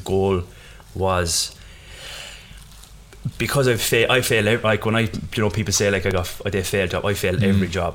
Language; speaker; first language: English; native; English